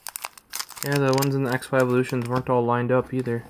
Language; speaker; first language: English; native; English